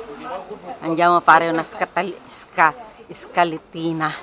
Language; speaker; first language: Italian; non-native, learner; Filipino